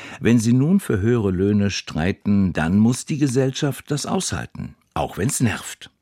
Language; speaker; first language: German; native; German